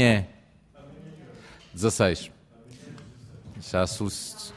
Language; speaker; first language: Portuguese; native; Portuguese